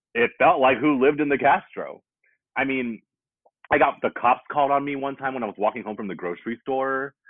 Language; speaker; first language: English; native; English